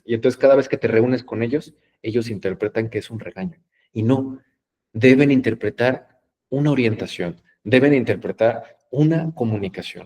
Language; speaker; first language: Spanish; native; Spanish